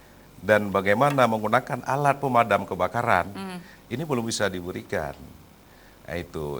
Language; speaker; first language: Malay; native; Malay